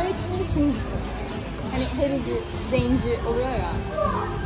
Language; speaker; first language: Turkish; native; Turkish